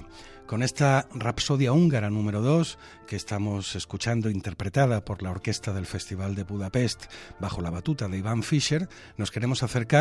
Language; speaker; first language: Spanish; native; Spanish